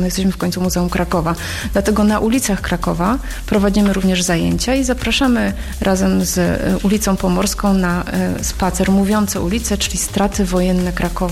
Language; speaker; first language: Polish; native; Polish